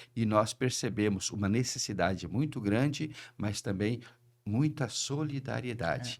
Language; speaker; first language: Portuguese; native; Portuguese